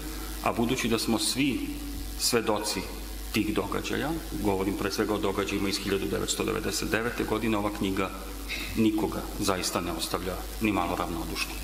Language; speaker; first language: Serbian; native; Serbian